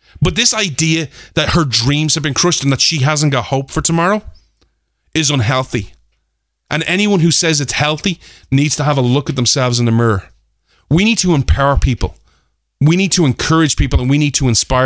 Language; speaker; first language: English; native; English